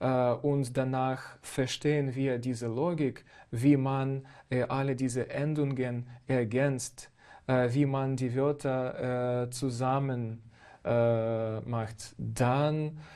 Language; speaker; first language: German; non-native, fluent; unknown